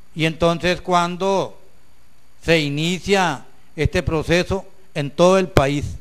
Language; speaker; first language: Spanish; native; Spanish